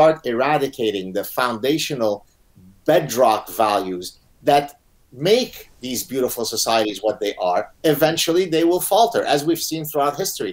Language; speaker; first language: English; non-native, fluent; Arabic